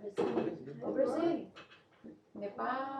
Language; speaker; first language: French; non-native, learner; Portuguese